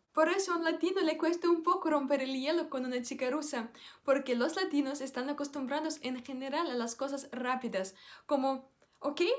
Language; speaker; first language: Spanish; non-native, fluent; Russian